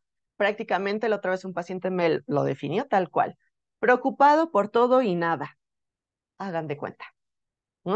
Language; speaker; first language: Spanish; native; Spanish